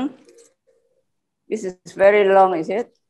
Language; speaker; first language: English; non-native, learner; Indonesian